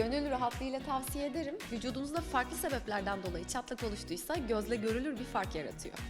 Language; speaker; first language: Turkish; native; Turkish